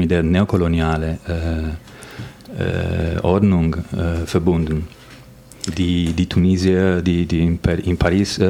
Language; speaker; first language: German; non-native, fluent; Italian